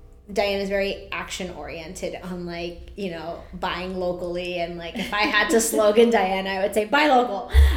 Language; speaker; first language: English; early bilingual, other home language; Spanish